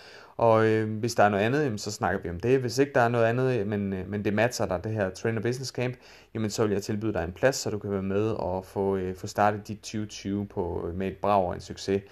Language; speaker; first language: Danish; native; Danish